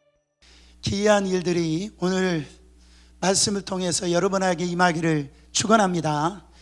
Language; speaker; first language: Korean; native; Korean